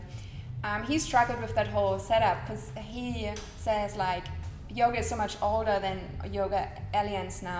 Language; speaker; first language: English; non-native, fluent; German